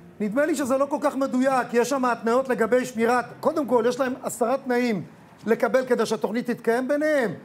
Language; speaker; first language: Hebrew; native; Hebrew